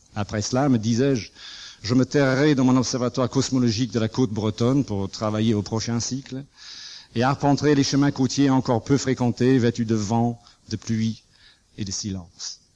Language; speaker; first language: French; non-native, fluent; English